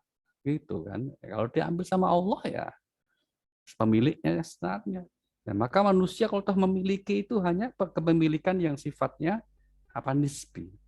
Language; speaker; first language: Indonesian; native; Indonesian